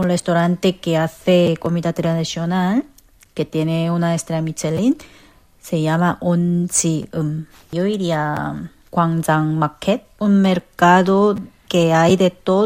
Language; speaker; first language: Spanish; non-native, learner; Korean